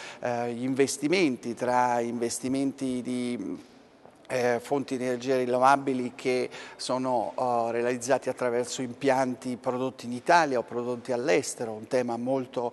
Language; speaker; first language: Italian; native; Italian